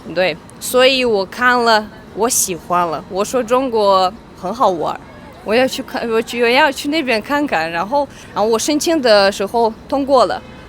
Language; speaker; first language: Chinese; non-native, fluent; Tajik